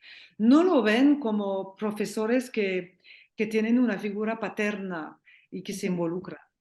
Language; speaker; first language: Spanish; non-native, fluent; French